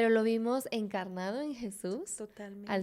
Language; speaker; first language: Spanish; native; Spanish